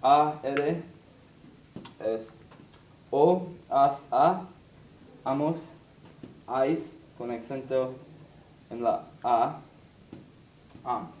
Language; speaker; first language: Spanish; non-native, learner; English